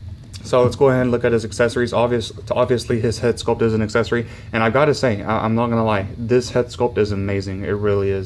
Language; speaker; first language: English; native; English